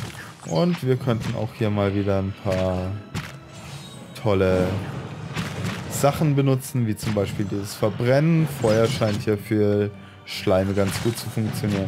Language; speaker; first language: German; native; German